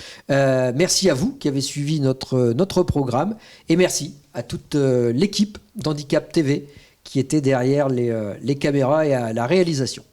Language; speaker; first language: French; native; French